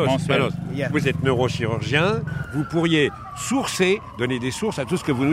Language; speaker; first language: French; native; French